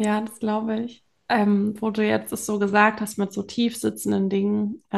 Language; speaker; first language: German; native; German